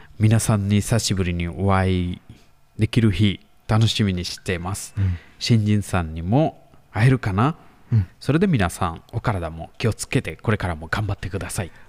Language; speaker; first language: Japanese; non-native, learner; Bangla